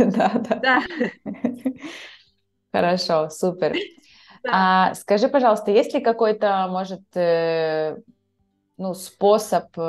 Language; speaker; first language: Russian; native; Russian